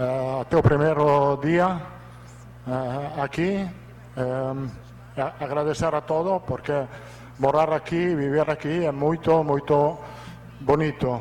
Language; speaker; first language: Portuguese; non-native, learner; Italian